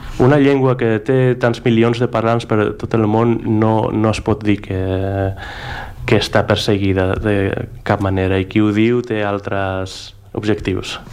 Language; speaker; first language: Catalan; non-native, fluent; Greek